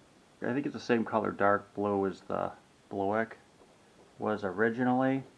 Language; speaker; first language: English; native; English